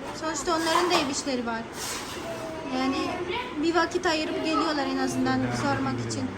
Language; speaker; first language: Turkish; non-native, fluent; Urdu